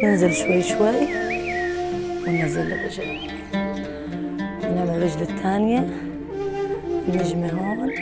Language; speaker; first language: Arabic; native; Arabic